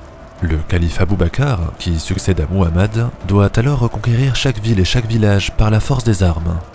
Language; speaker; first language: French; native; French